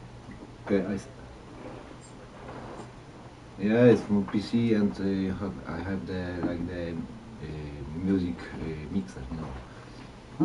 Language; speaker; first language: English; non-native, learner; Polish